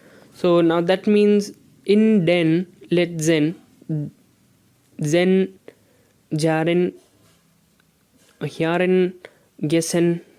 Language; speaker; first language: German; non-native, learner; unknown